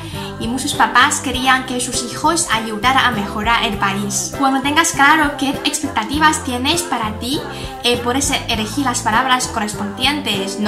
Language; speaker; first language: Spanish; non-native, fluent; Chinese